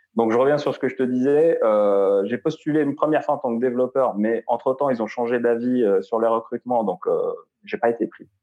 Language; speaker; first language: French; non-native, local second language; Arabic